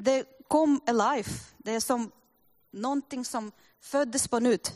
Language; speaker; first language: Swedish; non-native, fluent; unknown